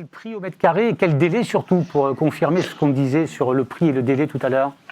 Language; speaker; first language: French; native; French